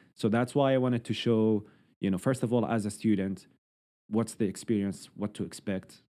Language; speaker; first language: English; non-native, fluent; Arabic